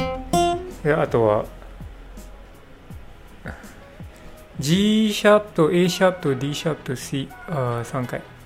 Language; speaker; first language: Japanese; non-native, learner; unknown